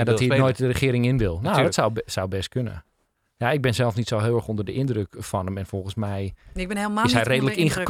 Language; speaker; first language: Dutch; native; Dutch